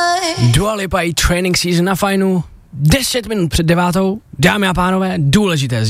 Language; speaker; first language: Czech; native; Czech